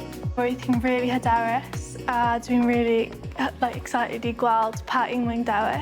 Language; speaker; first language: Welsh; non-native, local second language; English